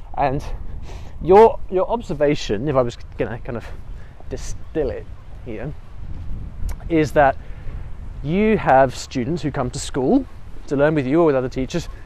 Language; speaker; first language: English; native; English